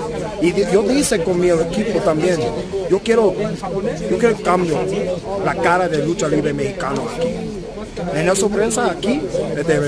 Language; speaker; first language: Spanish; early bilingual, heritage; English